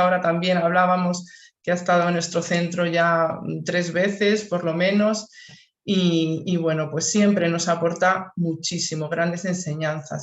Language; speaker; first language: Spanish; native; Spanish